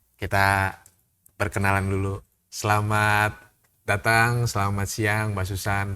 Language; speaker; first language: Indonesian; native; Indonesian